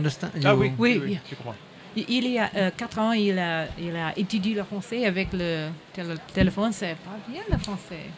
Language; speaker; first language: French; non-native, learner; English